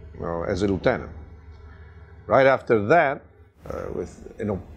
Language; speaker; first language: English; non-native, fluent; Italian